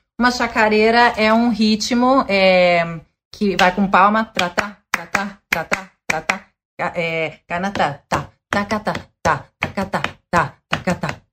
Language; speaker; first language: Portuguese; early bilingual, other home language; Spanish